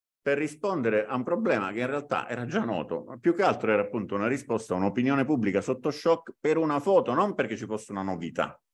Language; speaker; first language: Italian; native; Italian